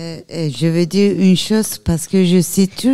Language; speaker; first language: French; non-native, learner; Turkish